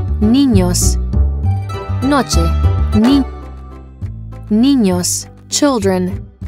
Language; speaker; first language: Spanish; non-native, learner; English